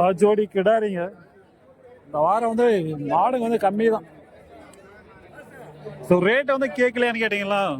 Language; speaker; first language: Tamil; native; Tamil